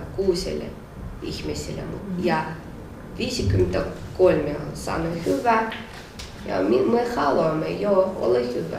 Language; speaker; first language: Finnish; non-native, learner; Russian